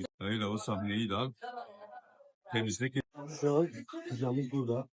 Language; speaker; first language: Turkish; non-native, fluent; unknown